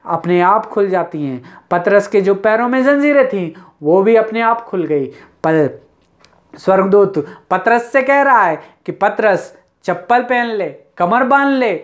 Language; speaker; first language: Hindi; non-native, local second language; Telugu